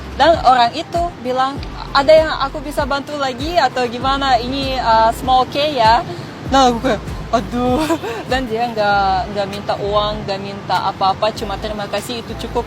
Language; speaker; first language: Indonesian; non-native, fluent; Russian